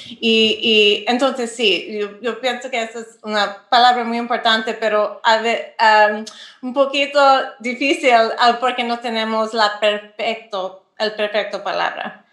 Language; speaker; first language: Spanish; non-native, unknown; English